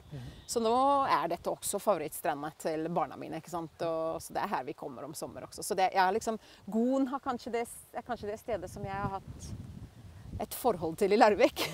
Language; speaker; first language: Norwegian; non-native, fluent; English